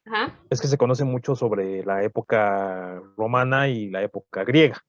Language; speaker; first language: Spanish; native; Spanish